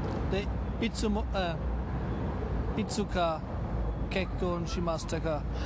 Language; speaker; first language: Japanese; non-native, learner; German